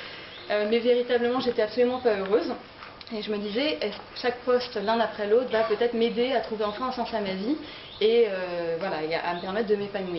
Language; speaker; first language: French; native; French